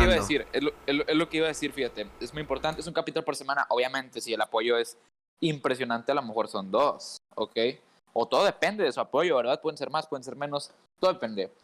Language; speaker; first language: Spanish; native; Spanish